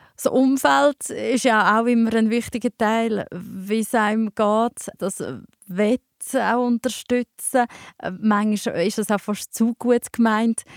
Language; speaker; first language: German; native; German